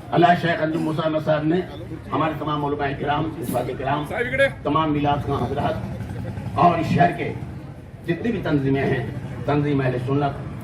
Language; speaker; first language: Urdu; native; Urdu